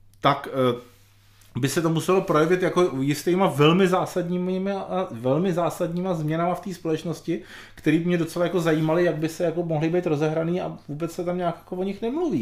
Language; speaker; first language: Czech; native; Czech